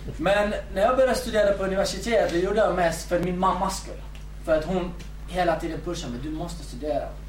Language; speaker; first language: Swedish; early bilingual, other home language; Kurdish